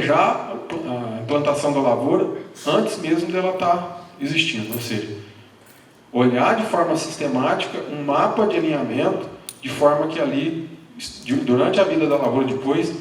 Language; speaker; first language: Portuguese; native; Portuguese